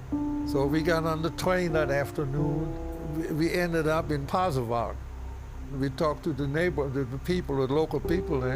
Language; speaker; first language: English; non-native, fluent; German